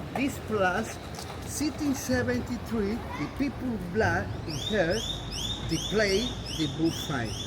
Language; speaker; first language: English; non-native, learner; Spanish